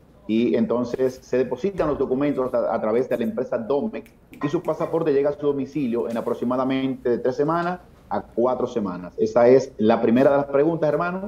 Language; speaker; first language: Spanish; native; Spanish